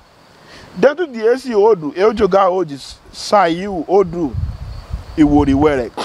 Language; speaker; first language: Portuguese; non-native, learner; Yoruba